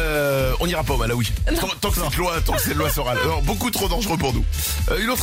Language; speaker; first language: French; native; French